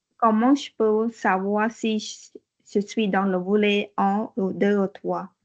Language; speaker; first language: French; non-native, learner; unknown